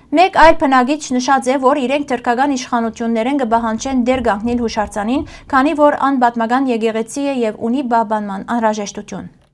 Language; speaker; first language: Armenian; early bilingual, heritage; Armenian